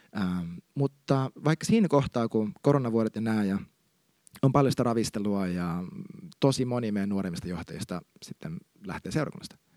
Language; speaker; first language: Finnish; native; Finnish